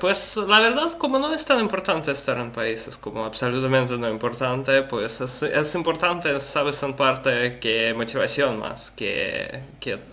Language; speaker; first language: Spanish; non-native, learner; Russian